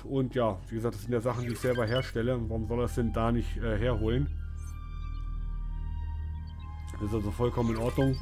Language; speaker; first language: German; native; German